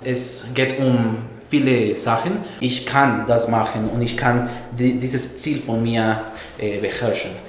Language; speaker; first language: German; non-native, fluent; Spanish